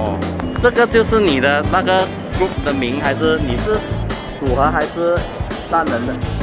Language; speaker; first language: Chinese; non-native, local second language; Cantonese